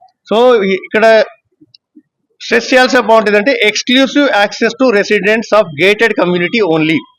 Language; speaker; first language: English; non-native, local second language; Telugu